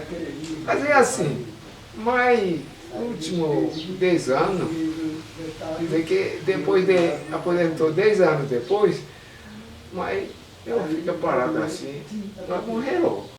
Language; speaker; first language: Portuguese; non-native, learner; Japanese